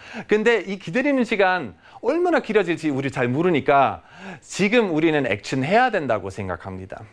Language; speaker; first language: Korean; non-native, fluent; German